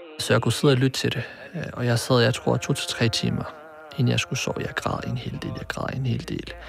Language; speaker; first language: Danish; early bilingual, other home language; Arabic